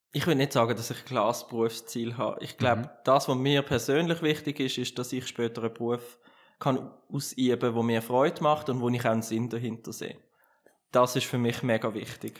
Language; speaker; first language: German; native; German